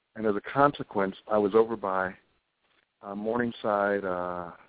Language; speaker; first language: English; native; English